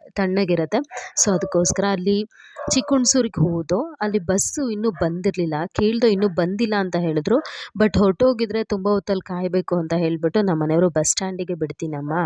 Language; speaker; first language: Kannada; native; Kannada